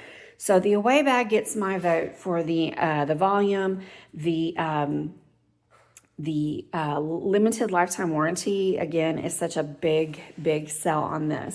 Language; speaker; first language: English; native; English